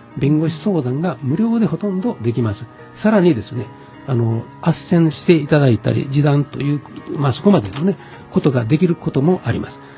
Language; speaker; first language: Japanese; native; Japanese